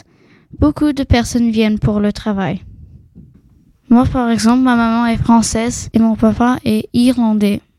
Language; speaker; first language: French; early bilingual, heritage; French